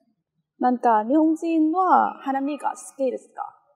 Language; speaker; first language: Japanese; non-native, fluent; Vietnamese